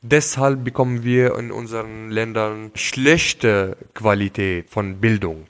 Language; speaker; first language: German; non-native, local second language; Arabic